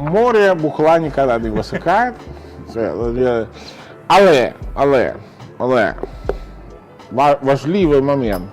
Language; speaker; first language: Ukrainian; non-native, learner; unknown